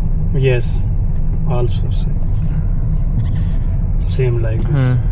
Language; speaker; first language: English; non-native, learner; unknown